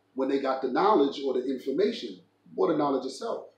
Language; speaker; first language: English; native; English